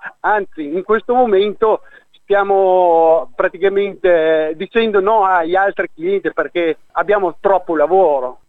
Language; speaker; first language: Italian; early bilingual, heritage; Venetian